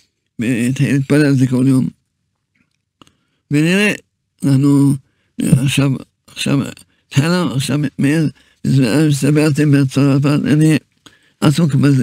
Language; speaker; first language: Hebrew; early bilingual, other home language; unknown